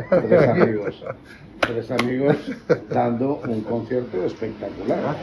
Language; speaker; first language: Spanish; native; Spanish